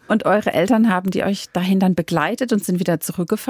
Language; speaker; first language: German; native; German